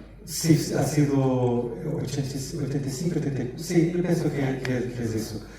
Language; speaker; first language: Spanish; non-native, fluent; Portuguese